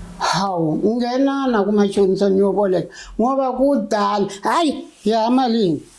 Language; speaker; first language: Zulu; native; Zulu